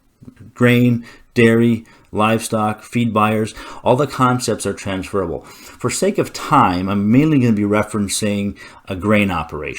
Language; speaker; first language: English; native; English